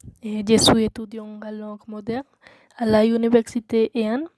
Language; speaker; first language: French; non-native, learner; Spanish